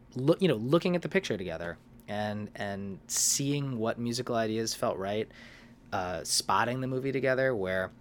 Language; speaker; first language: English; native; English